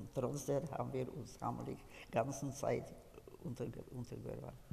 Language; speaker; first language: German; non-native, fluent; Czech